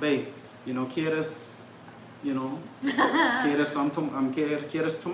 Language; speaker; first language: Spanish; non-native, learner; English